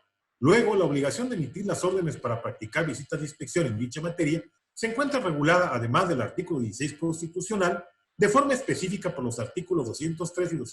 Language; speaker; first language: Spanish; native; Spanish